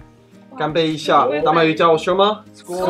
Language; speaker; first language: Chinese; non-native, fluent; Danish